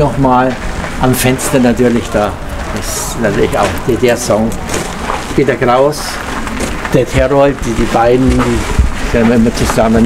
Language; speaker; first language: German; native; German